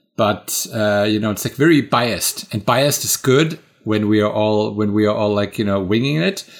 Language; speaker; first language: English; non-native, fluent; German